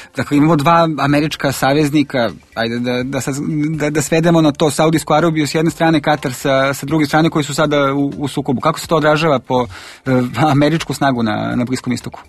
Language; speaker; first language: Serbian; native; Serbian